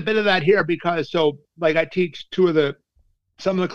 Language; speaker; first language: English; native; English